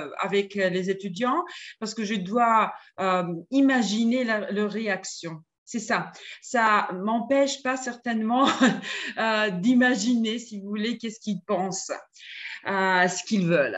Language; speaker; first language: French; non-native, fluent; Georgian